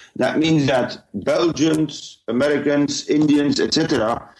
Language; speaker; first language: English; non-native, fluent; Dutch